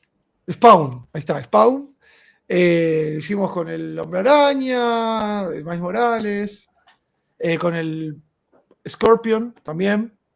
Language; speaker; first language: Spanish; native; Spanish